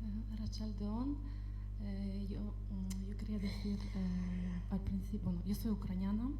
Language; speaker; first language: Spanish; non-native, fluent; Ukrainian